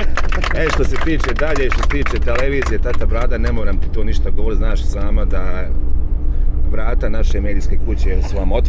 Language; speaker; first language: Bosnian; native; Bosnian